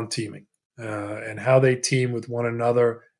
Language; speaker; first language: English; early bilingual, other home language; Italian